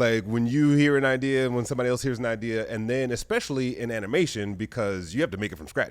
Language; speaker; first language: English; native; English